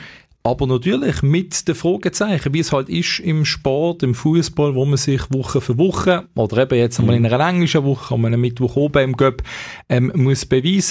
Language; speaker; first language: German; native; German